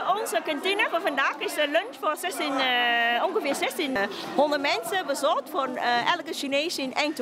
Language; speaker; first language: Dutch; non-native, learner; Cantonese